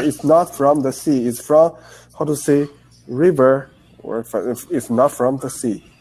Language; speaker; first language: English; non-native, learner; Chinese